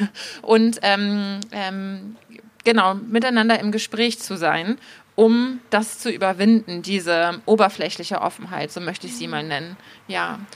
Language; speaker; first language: German; native; German